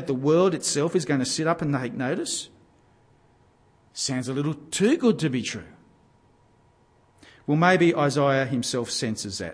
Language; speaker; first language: English; native; English